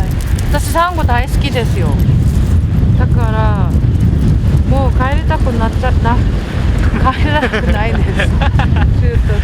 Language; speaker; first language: Japanese; non-native, learner; Korean